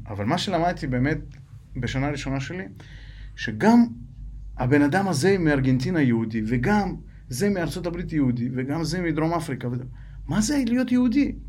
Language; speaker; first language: Hebrew; non-native, fluent; Russian